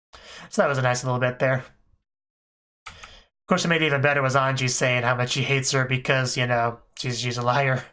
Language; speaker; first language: English; native; English